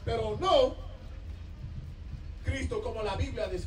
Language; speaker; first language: Spanish; non-native, learner; English